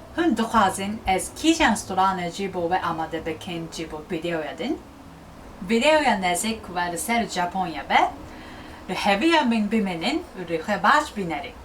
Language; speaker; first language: Kurdish; non-native, learner; Japanese